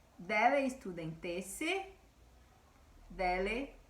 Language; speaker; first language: Italian; non-native, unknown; Portuguese